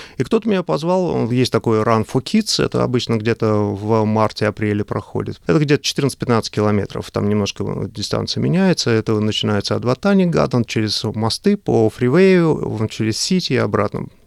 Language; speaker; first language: Russian; native; Russian